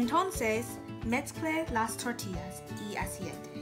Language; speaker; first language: Spanish; non-native, learner; English